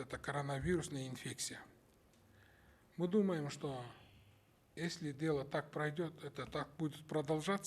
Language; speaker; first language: Russian; non-native, local second language; Kyrgyz